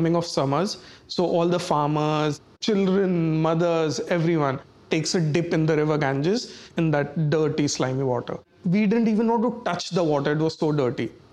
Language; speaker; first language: English; non-native, local second language; Hindi